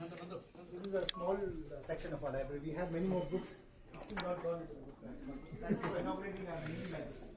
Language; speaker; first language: English; non-native, local second language; Tamil